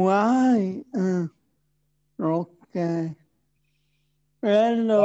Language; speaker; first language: English; non-native, learner; Italian